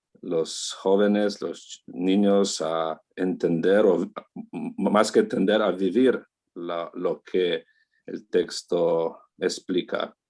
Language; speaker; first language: Spanish; non-native, learner; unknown